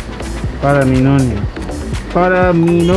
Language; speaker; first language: Spanish; non-native, learner; English